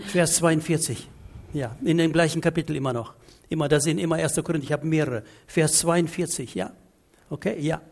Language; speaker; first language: German; non-native, fluent; Russian